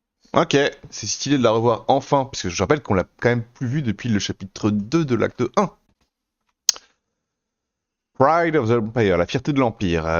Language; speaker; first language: French; native; French